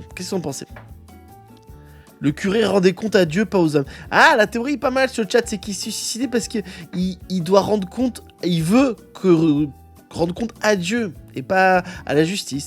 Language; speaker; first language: French; native; French